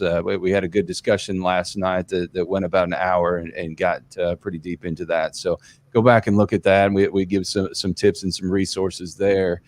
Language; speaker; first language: English; native; English